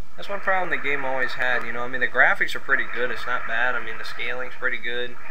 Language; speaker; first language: English; native; English